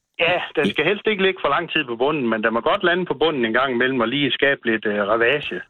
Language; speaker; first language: Danish; native; Danish